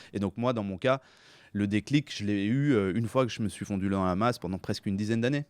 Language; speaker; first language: French; early bilingual, other home language; Persian